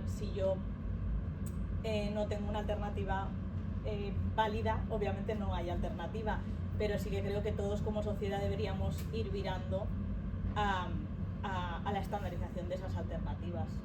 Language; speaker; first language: Spanish; native; Spanish